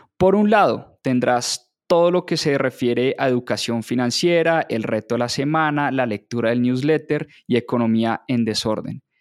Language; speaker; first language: Spanish; native; Spanish